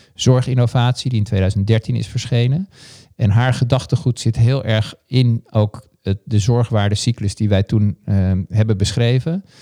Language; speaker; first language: Dutch; native; Dutch